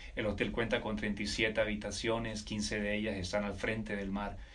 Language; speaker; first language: Spanish; native; Spanish